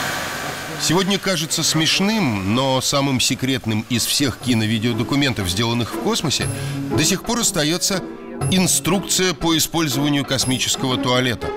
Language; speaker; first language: Russian; native; Russian